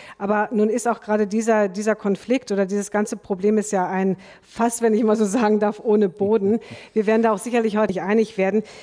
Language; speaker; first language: German; native; German